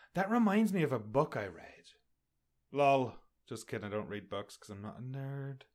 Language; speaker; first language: English; native; English